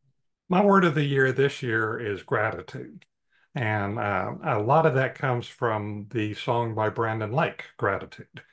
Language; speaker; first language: English; native; English